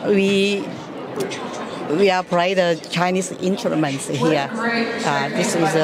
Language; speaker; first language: English; non-native, learner; Chinese